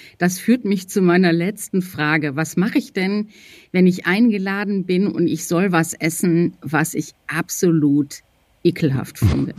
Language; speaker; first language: German; native; German